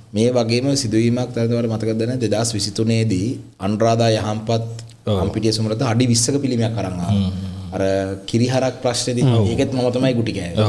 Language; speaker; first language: Sinhala; non-native, local second language; Tamil